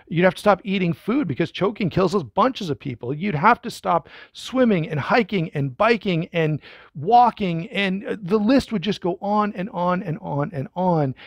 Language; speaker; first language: English; native; English